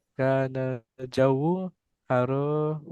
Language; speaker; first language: Arabic; non-native, learner; Indonesian